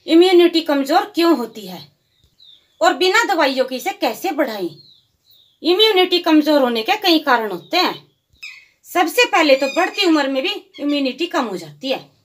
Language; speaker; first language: Hindi; native; Hindi